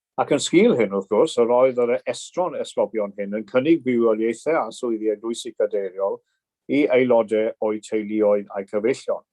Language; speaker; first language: Welsh; native; Welsh